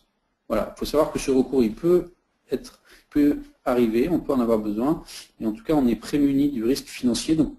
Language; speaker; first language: French; native; French